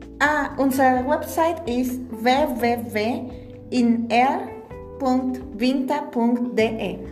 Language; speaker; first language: German; non-native, learner; Spanish